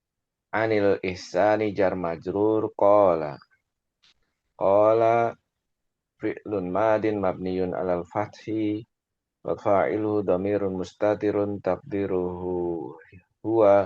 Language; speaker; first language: Arabic; non-native, learner; Indonesian